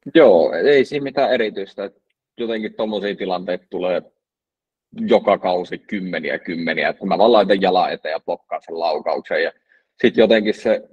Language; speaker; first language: Finnish; native; Finnish